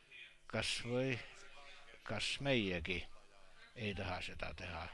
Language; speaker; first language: Finnish; non-native, learner; Estonian